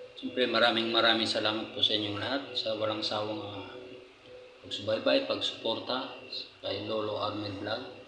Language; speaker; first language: Filipino; non-native, local second language; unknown